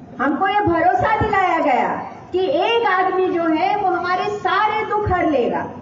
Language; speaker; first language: Hindi; non-native, local second language; Gujarati